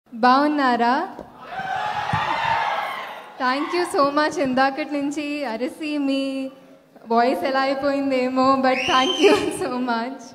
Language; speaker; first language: Telugu; non-native, fluent; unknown